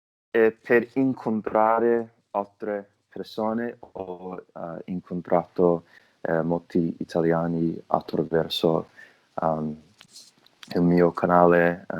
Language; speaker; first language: Italian; non-native, learner; English